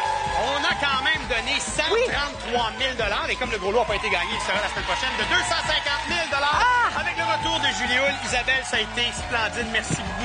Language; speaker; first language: French; native; French